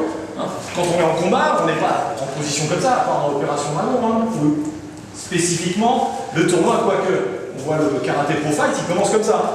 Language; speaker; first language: French; native; French